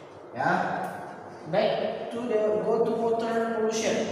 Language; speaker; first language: English; non-native, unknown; Indonesian